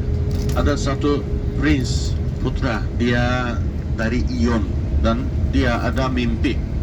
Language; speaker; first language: Indonesian; non-native, learner; Turkish